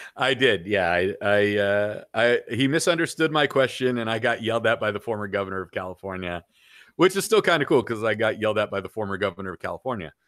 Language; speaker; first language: English; native; English